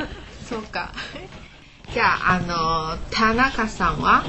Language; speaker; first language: Japanese; non-native, learner; Chinese